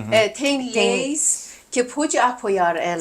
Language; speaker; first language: Portuguese; non-native, learner; Persian